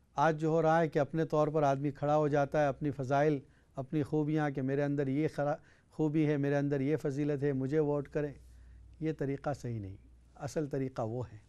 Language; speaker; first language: Urdu; native; Urdu